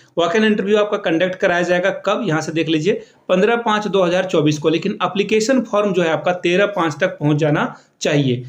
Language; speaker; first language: Hindi; native; Hindi